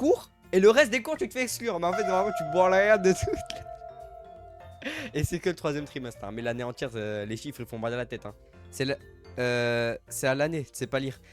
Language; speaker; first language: French; native; French